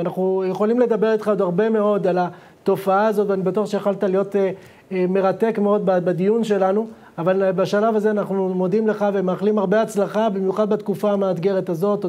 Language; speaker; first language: Hebrew; native; Hebrew